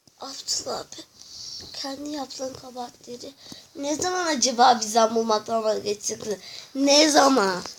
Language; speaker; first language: Turkish; native; Turkish